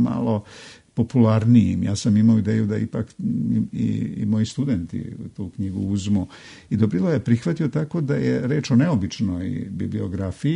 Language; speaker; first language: Serbian; native; Serbian